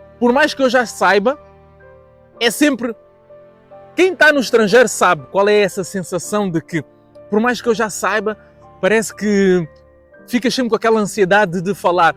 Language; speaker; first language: Portuguese; native; Portuguese